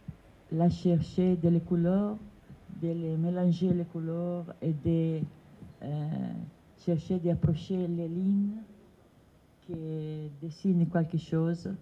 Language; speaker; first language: French; non-native, fluent; Italian